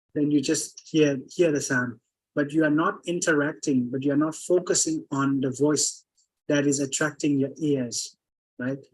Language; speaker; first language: English; non-native, fluent; Thai